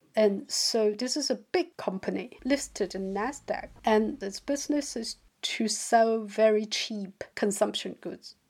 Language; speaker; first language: English; non-native, fluent; Chinese